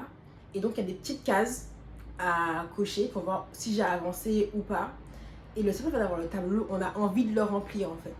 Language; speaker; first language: French; native; French